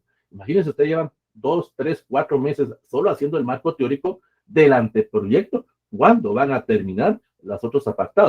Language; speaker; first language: Spanish; native; Spanish